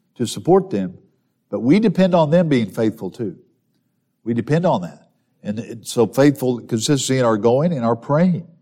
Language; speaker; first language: English; native; English